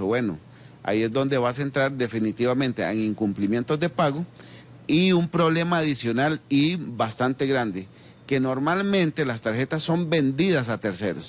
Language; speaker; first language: Spanish; native; Spanish